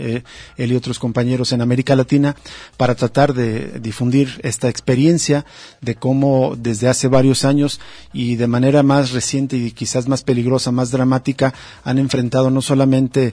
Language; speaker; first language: Spanish; native; Spanish